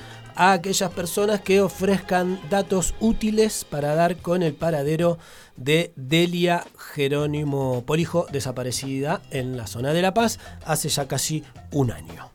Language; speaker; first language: Spanish; native; Spanish